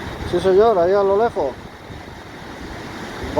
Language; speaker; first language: Spanish; native; Spanish